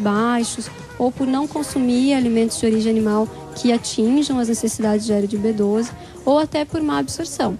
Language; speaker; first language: Portuguese; native; Portuguese